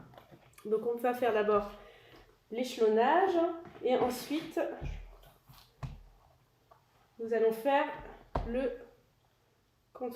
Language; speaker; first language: French; native; French